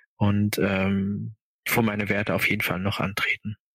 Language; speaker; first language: German; non-native, fluent; Arabic